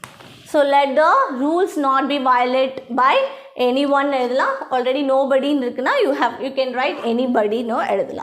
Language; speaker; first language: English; non-native, local second language; Tamil